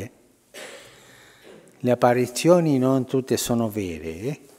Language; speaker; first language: Italian; non-native, fluent; Spanish